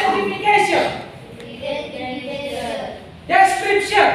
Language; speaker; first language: English; non-native, learner; Indonesian